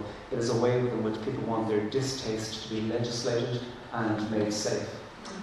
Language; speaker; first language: English; non-native, local second language; Irish